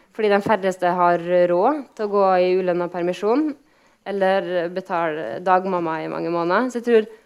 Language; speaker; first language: Norwegian; native; Norwegian